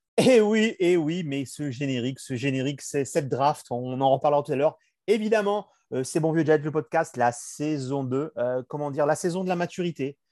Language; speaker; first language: French; native; French